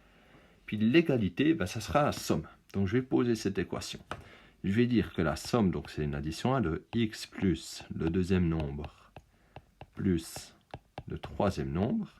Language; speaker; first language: French; native; French